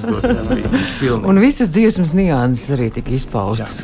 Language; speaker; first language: Latvian; native; Latvian